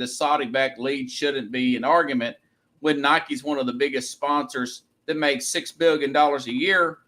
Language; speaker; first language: English; native; English